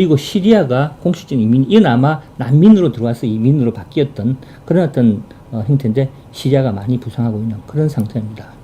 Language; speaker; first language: Korean; native; Korean